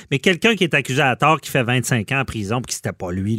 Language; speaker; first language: French; native; French